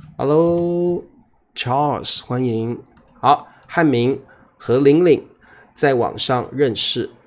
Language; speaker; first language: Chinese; native; Chinese